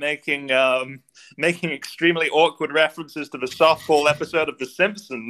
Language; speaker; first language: English; native; English